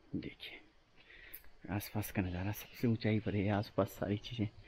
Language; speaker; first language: Hindi; native; Hindi